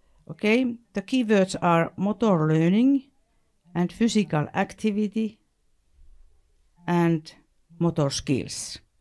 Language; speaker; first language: English; non-native, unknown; Finnish